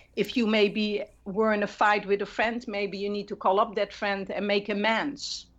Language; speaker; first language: English; non-native, fluent; Dutch